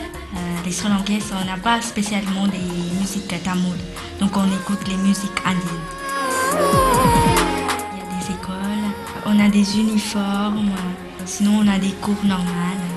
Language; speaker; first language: French; non-native, learner; Tamil